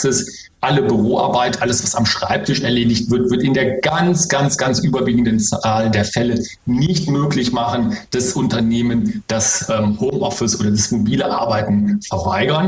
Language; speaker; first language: German; native; German